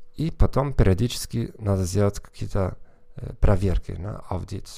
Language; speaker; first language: Russian; non-native, fluent; German